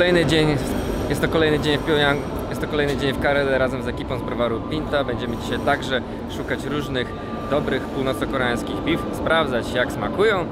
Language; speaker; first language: Polish; native; Polish